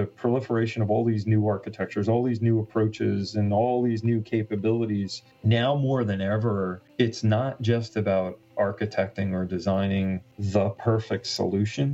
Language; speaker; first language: English; native; English